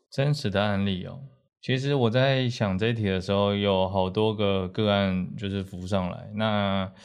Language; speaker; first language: Chinese; native; Chinese